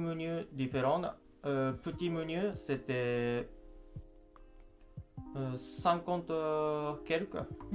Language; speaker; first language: French; non-native, learner; Japanese